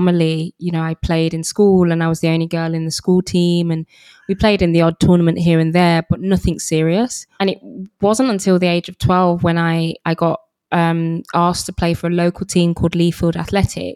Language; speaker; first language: English; native; English